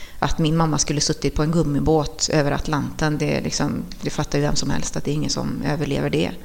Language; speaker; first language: Swedish; early bilingual, other home language; Spanish